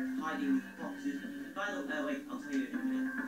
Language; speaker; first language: English; native; English